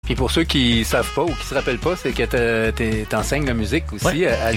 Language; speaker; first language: French; native; French